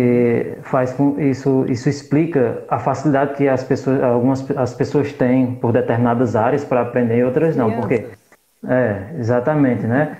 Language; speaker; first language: Portuguese; native; Portuguese